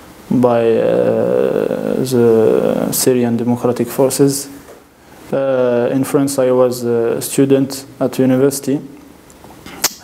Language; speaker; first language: English; non-native, learner; French